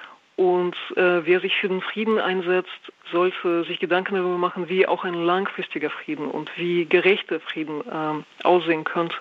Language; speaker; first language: German; non-native, fluent; Russian